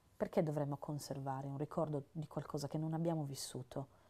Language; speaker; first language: Italian; native; Italian